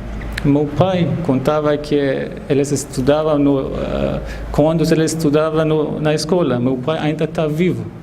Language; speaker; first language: Portuguese; non-native, fluent; Persian